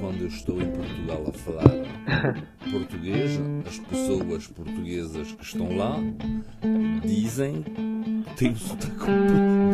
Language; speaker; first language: Portuguese; early bilingual, heritage; French